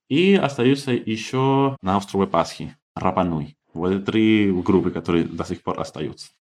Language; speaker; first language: Russian; non-native, fluent; Spanish